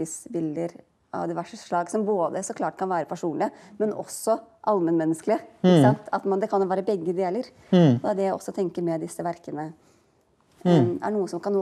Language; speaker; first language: Norwegian; native; Norwegian